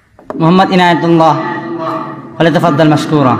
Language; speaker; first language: Arabic; non-native, fluent; Urdu